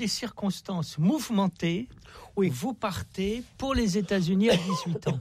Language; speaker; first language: French; native; French